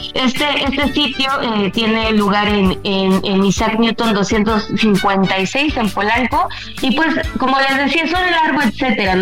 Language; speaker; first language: Spanish; native; Spanish